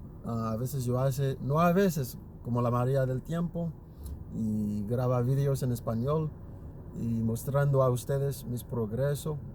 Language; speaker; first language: Spanish; non-native, learner; Haitian Creole